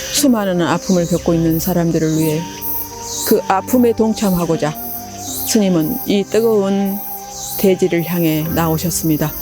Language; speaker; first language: Korean; native; Korean